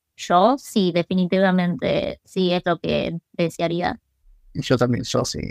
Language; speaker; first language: Spanish; early bilingual, other home language; English